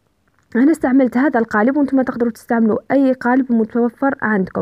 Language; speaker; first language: Arabic; native; Arabic